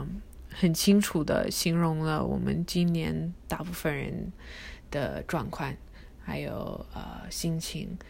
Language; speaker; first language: Chinese; early bilingual, heritage; Chinese